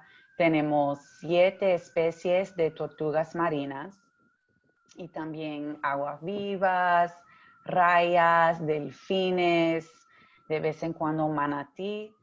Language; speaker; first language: Spanish; early bilingual, heritage; English